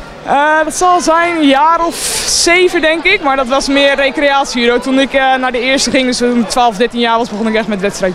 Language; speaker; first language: Dutch; native; Dutch